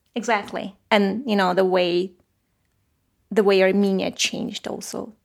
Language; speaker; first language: English; non-native, fluent; Armenian